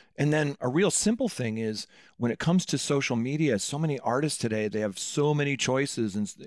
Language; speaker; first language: English; native; English